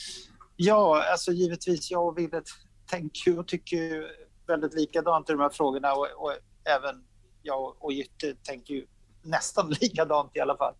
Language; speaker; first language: Swedish; native; Swedish